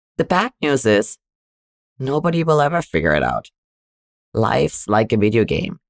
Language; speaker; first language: English; non-native, fluent; German